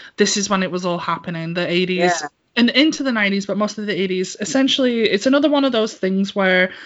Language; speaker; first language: English; native; English